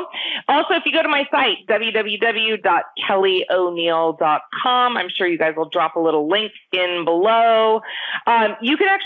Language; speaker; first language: English; native; English